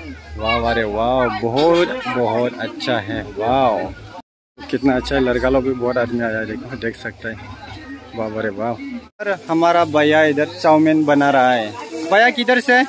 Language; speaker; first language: Hindi; non-native, local second language; Bodo